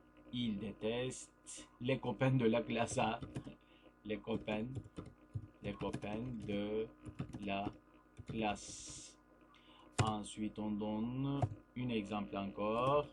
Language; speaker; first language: French; non-native, fluent; Turkish